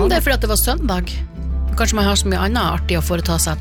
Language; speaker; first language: Norwegian; native; Norwegian